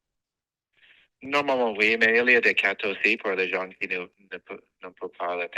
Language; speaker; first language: French; non-native, fluent; English